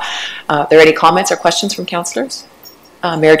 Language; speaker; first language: English; native; English